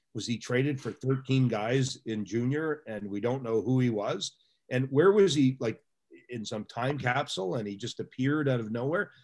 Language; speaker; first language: English; native; English